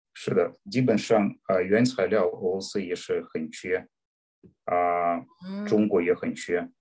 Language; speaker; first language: Chinese; non-native, fluent; Russian